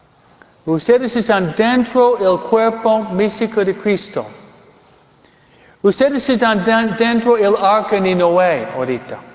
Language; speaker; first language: Spanish; non-native, fluent; French